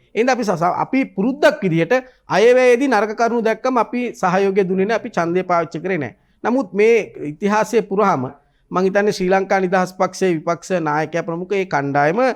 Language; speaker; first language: Sinhala; native; Sinhala